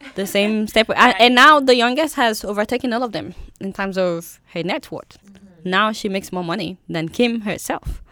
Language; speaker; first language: English; non-native, local second language; Yoruba